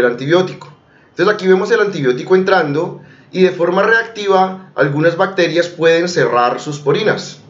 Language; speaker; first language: Spanish; native; Spanish